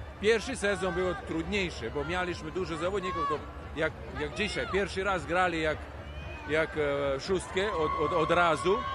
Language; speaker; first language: Polish; non-native, learner; Serbian